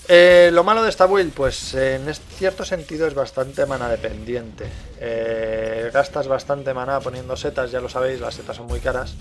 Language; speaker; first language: Spanish; native; Spanish